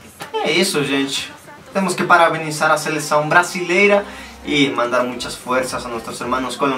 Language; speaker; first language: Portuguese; non-native, fluent; Spanish